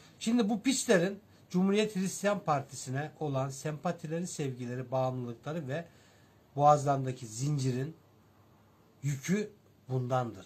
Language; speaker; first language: Turkish; native; Turkish